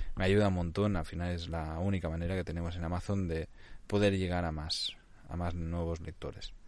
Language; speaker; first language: Spanish; non-native, local second language; Catalan